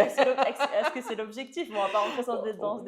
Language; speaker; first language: French; native; French